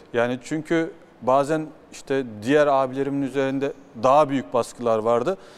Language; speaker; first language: Turkish; early bilingual, heritage; Turkish